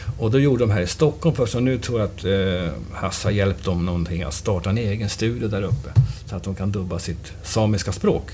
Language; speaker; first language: Swedish; native; Swedish